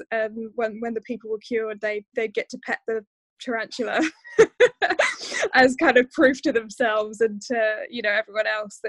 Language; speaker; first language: English; native; English